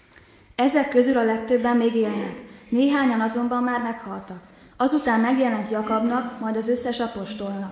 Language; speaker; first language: Hungarian; native; Hungarian